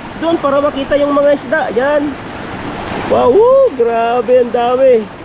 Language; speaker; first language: Filipino; native; Filipino